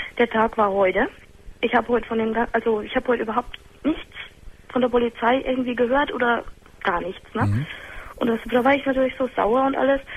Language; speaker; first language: German; native; German